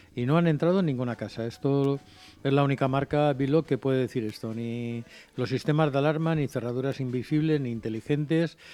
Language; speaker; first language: Spanish; non-native, local second language; Catalan